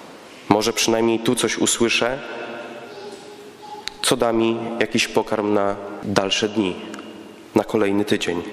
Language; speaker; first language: Polish; native; Polish